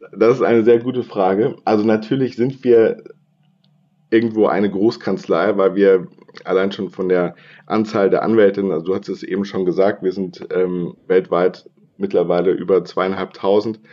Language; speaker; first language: German; native; German